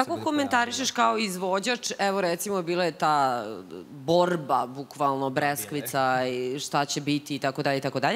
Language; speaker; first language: Serbian; native; Serbian